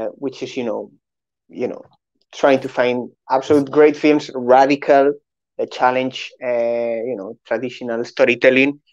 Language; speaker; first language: English; non-native, fluent; Spanish